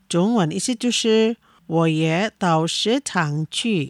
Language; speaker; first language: Chinese; non-native, fluent; Indonesian